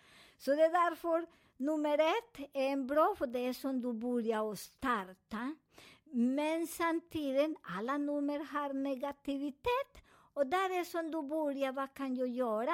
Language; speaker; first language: Swedish; non-native, fluent; Spanish